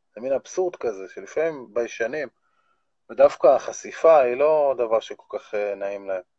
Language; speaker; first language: Hebrew; native; Hebrew